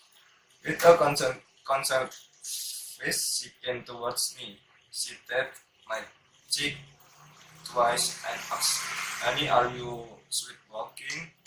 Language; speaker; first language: English; non-native, learner; Indonesian